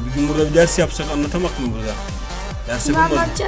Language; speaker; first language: Turkish; native; Turkish